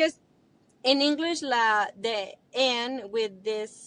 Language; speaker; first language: English; non-native, learner; Spanish